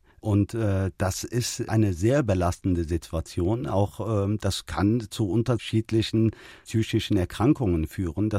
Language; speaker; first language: German; early bilingual, other home language; Turkish